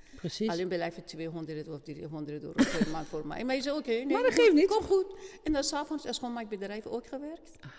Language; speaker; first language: Dutch; non-native, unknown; Persian